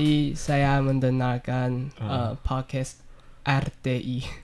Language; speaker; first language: Indonesian; non-native, learner; Chinese